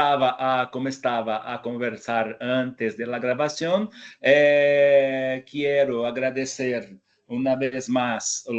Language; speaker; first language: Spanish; non-native, learner; Portuguese